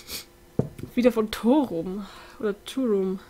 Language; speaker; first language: German; native; German